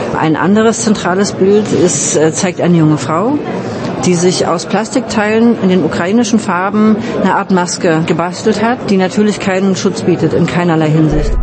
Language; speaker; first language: German; native; German